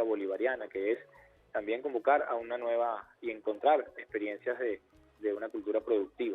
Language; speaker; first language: Spanish; native; Spanish